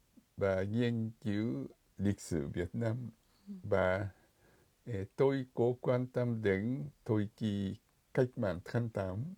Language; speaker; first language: Vietnamese; non-native, fluent; Japanese